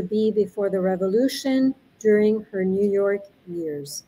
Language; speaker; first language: English; native; English